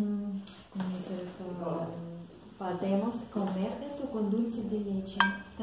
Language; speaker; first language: Spanish; non-native, learner; Russian